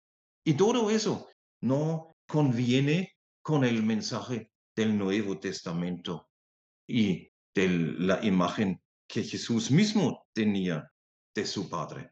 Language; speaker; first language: Spanish; non-native, fluent; German